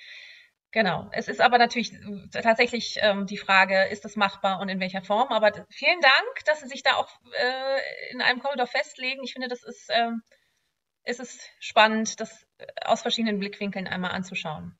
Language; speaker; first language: German; native; German